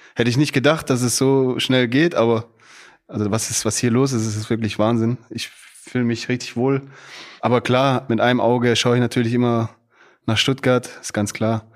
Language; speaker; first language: German; native; German